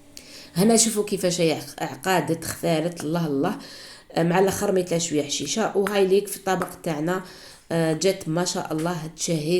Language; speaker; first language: Arabic; native; Arabic